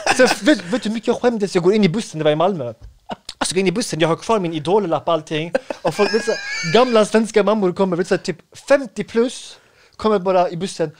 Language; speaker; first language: Swedish; early bilingual, other home language; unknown